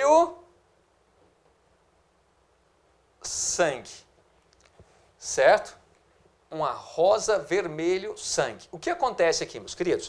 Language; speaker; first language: Portuguese; native; Portuguese